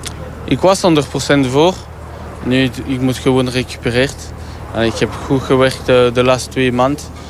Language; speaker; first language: Dutch; non-native, local second language; French